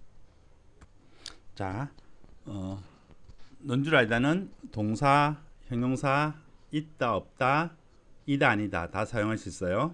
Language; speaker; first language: Korean; native; Korean